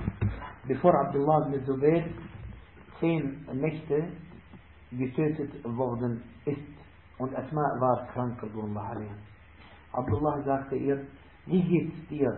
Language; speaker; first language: German; non-native, fluent; Arabic